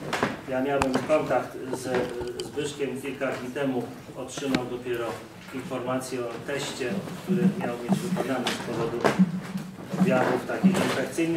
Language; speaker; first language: Polish; native; Polish